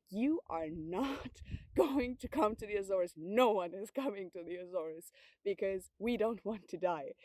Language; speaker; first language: English; non-native, fluent; German